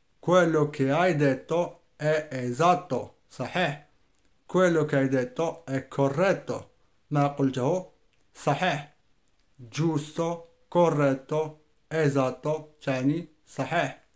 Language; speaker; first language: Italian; non-native, fluent; Arabic